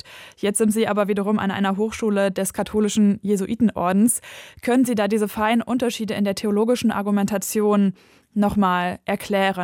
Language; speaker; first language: German; native; German